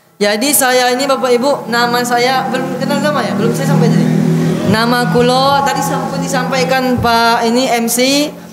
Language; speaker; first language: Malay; native; Malay